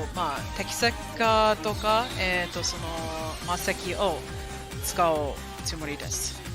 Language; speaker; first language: Japanese; non-native, fluent; English